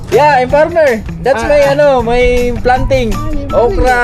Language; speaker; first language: English; non-native, local second language; Filipino